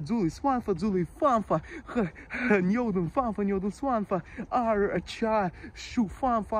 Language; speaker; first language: Chinese; non-native, learner; Russian